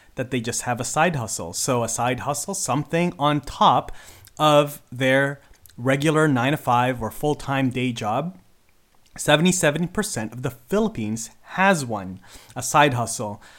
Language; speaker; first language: English; early bilingual, other home language; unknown